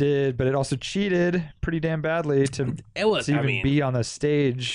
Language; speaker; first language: English; native; English